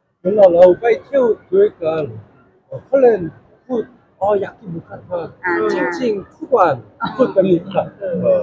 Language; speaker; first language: Thai; non-native, learner; Korean